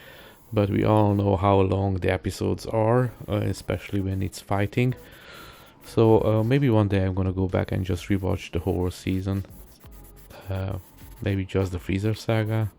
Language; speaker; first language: English; non-native, fluent; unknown